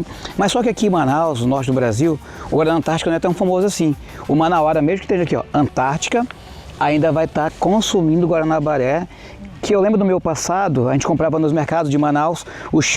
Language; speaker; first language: Portuguese; native; Portuguese